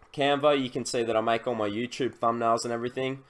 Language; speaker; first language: English; native; English